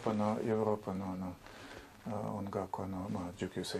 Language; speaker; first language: Japanese; non-native, learner; Russian